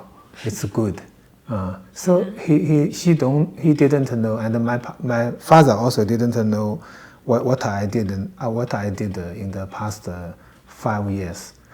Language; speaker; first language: English; non-native, learner; Chinese